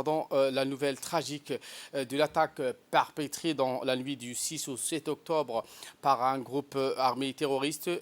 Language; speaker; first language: French; native; French